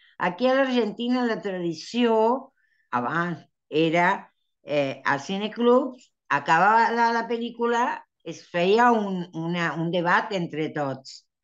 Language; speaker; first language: Catalan; early bilingual, heritage; Spanish